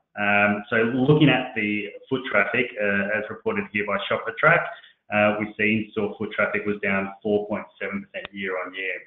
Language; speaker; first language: English; native; English